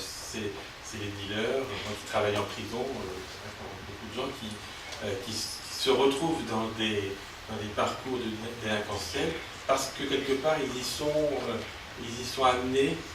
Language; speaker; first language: French; native; French